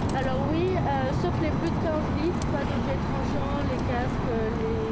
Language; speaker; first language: English; native; English